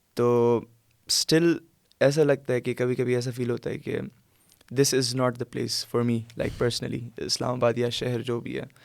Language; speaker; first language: Urdu; non-native, local second language; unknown